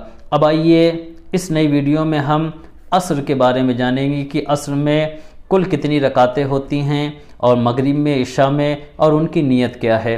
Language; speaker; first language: Urdu; native; Urdu